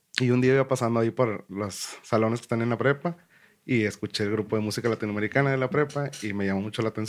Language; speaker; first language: Spanish; native; Spanish